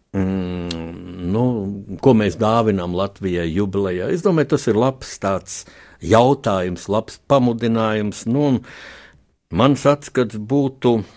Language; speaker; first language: Latvian; native; Latvian